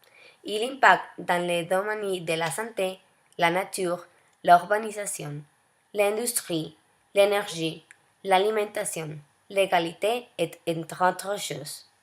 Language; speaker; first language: French; non-native, learner; Spanish